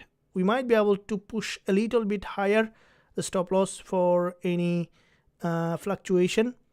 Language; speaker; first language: English; non-native, fluent; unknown